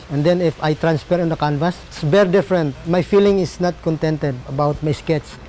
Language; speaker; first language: English; non-native, local second language; Waray